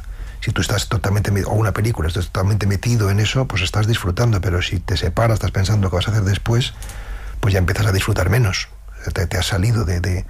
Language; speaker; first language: Spanish; native; Spanish